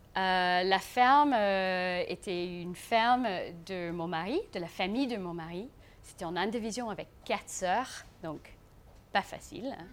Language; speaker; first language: French; non-native, fluent; English